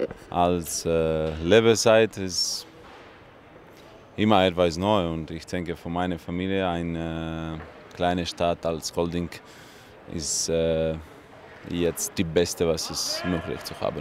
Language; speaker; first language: German; non-native, learner; Russian